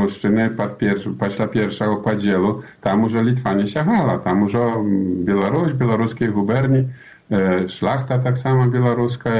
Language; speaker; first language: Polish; non-native, learner; Belarusian